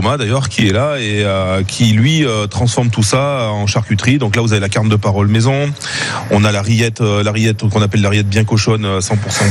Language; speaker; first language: French; native; French